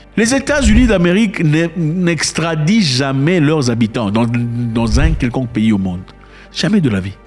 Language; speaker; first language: French; non-native, local second language; Lingala